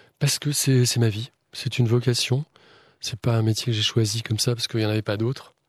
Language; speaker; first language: French; native; French